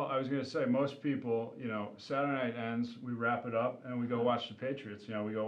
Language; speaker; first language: English; native; English